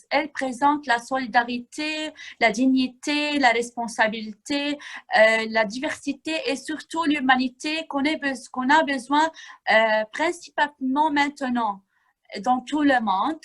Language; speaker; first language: French; non-native, fluent; Arabic